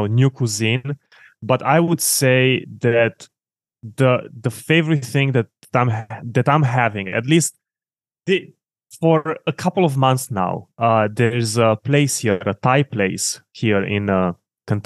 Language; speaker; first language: English; non-native, fluent; Romanian